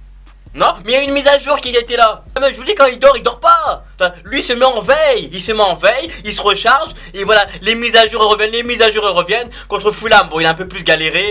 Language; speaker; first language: French; native; French